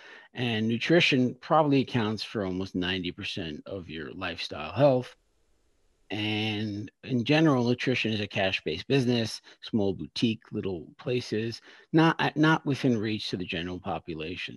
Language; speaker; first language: English; native; English